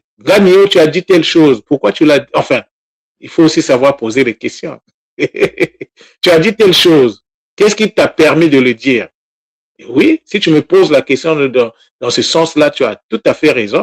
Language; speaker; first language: French; non-native, local second language; Kongo